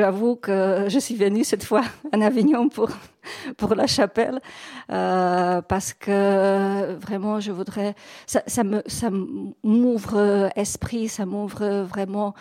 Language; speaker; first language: French; non-native, fluent; Czech